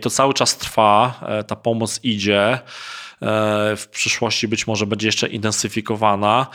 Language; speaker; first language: Polish; native; Polish